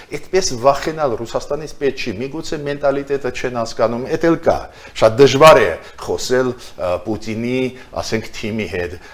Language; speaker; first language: Armenian; native; Armenian